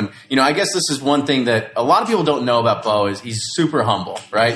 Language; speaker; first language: English; native; English